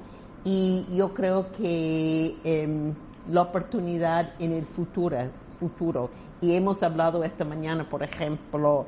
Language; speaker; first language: Spanish; non-native, fluent; English